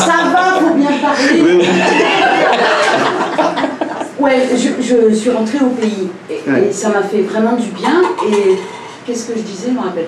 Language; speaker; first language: French; native; French